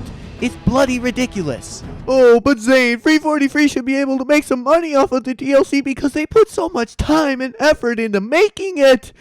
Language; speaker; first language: English; native; English